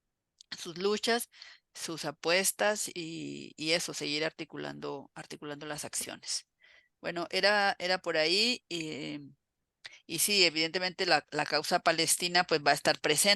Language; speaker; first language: Spanish; native; Spanish